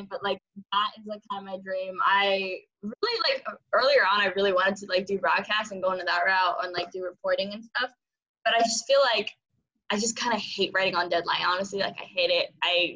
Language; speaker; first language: English; early bilingual, other home language; Cantonese